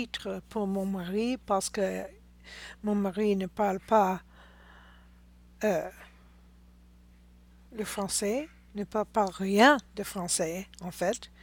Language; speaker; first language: French; non-native, learner; English